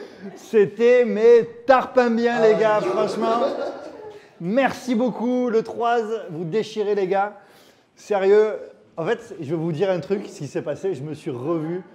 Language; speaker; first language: French; native; French